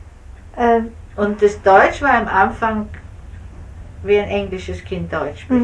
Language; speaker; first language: German; native; German